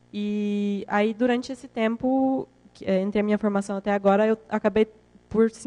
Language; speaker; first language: Portuguese; native; Portuguese